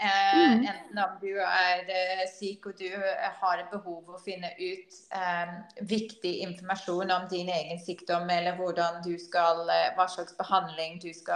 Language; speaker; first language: Norwegian; non-native, fluent; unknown